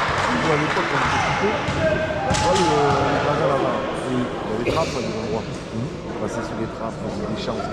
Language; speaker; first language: French; native; French